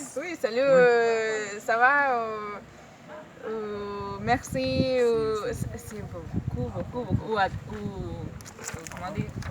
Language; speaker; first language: French; non-native, learner; Spanish